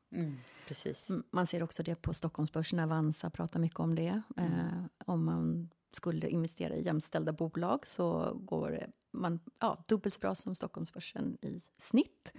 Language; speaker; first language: Swedish; native; Swedish